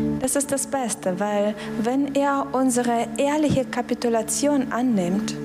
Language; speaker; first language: German; non-native, fluent; Russian